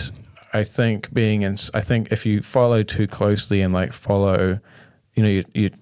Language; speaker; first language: English; native; English